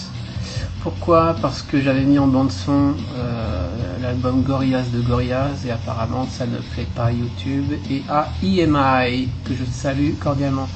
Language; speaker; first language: French; native; French